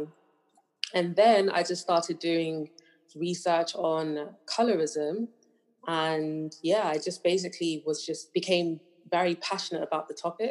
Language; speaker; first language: English; native; English